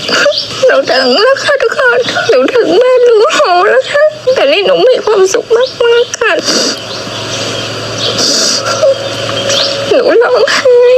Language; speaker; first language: Thai; non-native, learner; Vietnamese